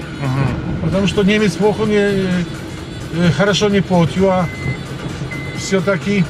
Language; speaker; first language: Russian; non-native, learner; Polish